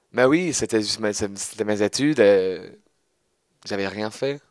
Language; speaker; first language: French; non-native, fluent; English